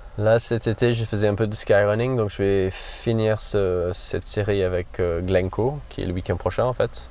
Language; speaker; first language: French; non-native, fluent; English